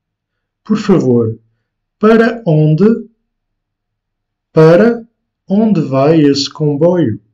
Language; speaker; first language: Portuguese; non-native, fluent; French